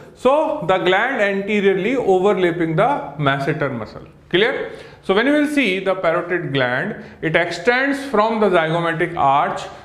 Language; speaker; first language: English; non-native, local second language; Hindi